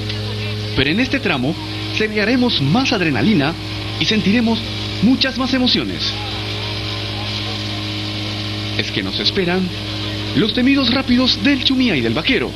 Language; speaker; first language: Spanish; native; Spanish